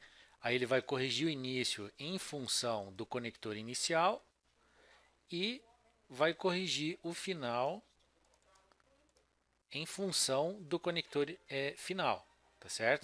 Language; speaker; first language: Portuguese; native; Portuguese